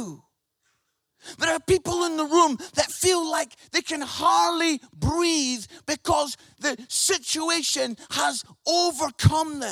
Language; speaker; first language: English; native; English